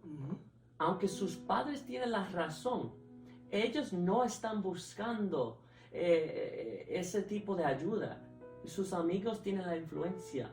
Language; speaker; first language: Spanish; early bilingual, heritage; Spanish